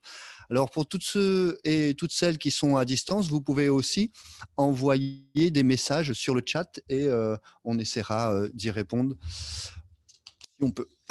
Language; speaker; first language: French; native; French